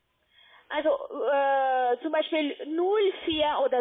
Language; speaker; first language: German; non-native, learner; Russian